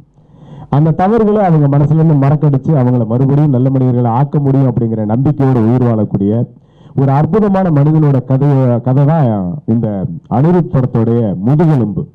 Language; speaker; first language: Tamil; native; Tamil